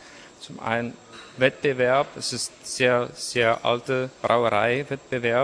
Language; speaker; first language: German; non-native, fluent; Czech